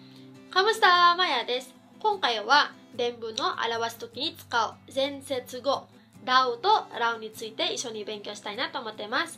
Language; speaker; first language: Japanese; non-native, fluent; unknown